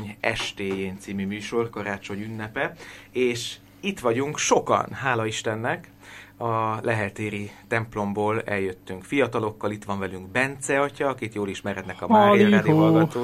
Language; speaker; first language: Hungarian; native; Hungarian